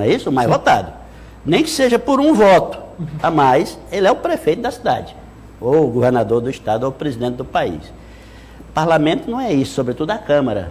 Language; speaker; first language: Portuguese; native; Portuguese